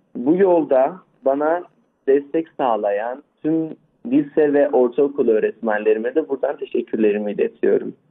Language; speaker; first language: Turkish; early bilingual, other home language; Arabic